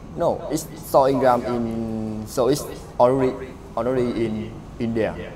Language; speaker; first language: English; non-native, learner; Vietnamese